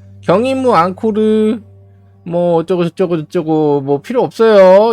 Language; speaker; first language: Korean; native; Korean